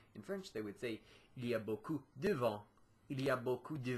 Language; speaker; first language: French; non-native, learner; English